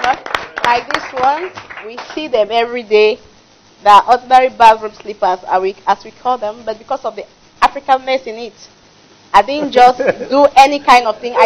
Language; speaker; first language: English; non-native, local second language; French